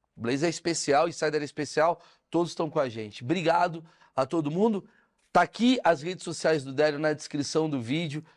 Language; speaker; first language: Portuguese; native; Portuguese